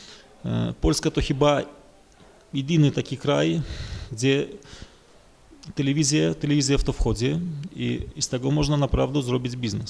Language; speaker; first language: Polish; non-native, fluent; Russian